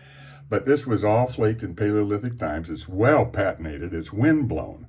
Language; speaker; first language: English; native; English